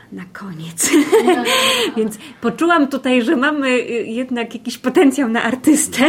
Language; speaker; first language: Polish; native; Polish